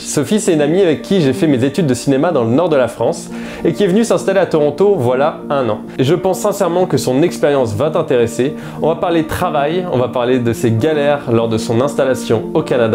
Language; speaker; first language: French; native; French